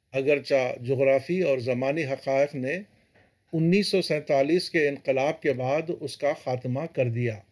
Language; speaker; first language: Urdu; native; Urdu